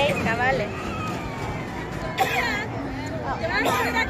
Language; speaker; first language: Spanish; native; Spanish